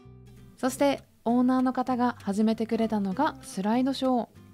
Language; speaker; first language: Japanese; native; Japanese